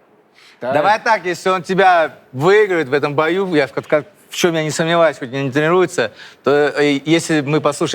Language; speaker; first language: Russian; native; Russian